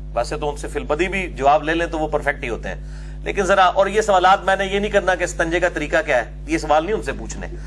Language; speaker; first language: Urdu; non-native, local second language; Punjabi